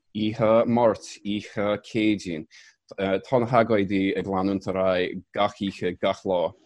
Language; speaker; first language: Irish; non-native, learner; English